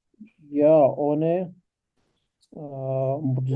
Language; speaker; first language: German; non-native, learner; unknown